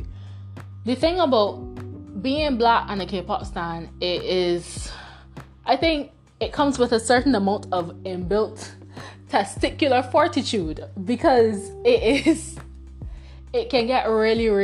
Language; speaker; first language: English; non-native, local second language; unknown